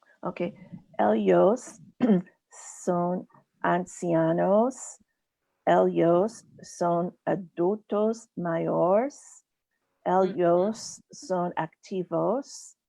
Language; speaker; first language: Spanish; non-native, learner; English